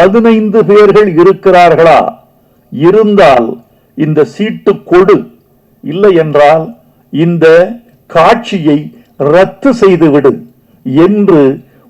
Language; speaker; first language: Tamil; native; Tamil